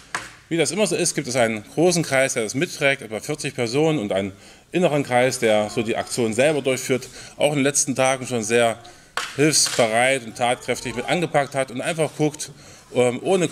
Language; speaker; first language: German; native; German